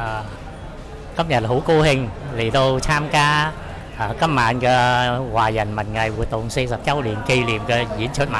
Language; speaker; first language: Cantonese; early bilingual, heritage; Cantonese